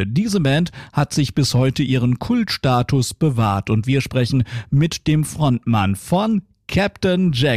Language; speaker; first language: German; native; German